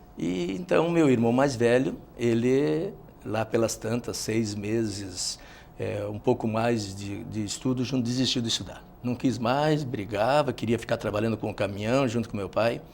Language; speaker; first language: Portuguese; native; Portuguese